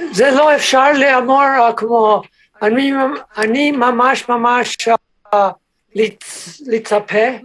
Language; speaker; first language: Hebrew; non-native, learner; English